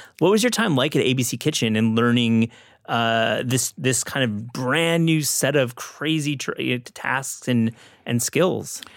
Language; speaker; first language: English; native; English